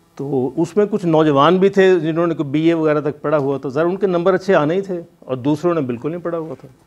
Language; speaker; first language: Urdu; non-native, local second language; Punjabi